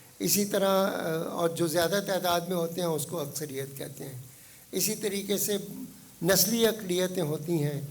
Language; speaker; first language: Urdu; non-native, local second language; Punjabi